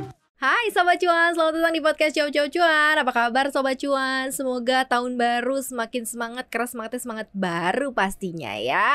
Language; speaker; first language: Indonesian; native; Indonesian